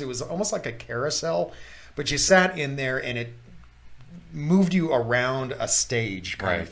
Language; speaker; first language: English; native; English